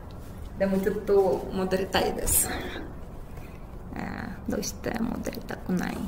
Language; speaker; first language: Japanese; non-native, fluent; Russian